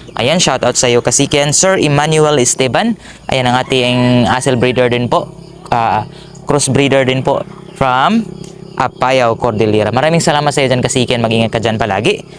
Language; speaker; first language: Filipino; non-native, local second language; Cebuano